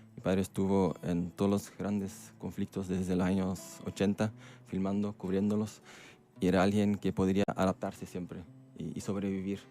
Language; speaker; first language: Spanish; non-native, fluent; Dutch